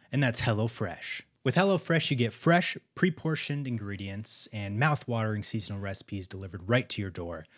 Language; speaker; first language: English; native; English